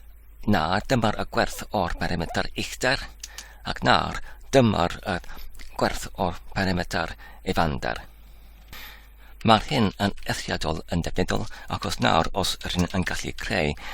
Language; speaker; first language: Welsh; non-native, learner; English